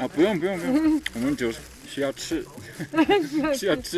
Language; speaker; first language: Chinese; non-native, learner; English